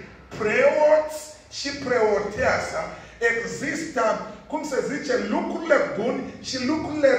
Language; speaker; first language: Romanian; non-native, fluent; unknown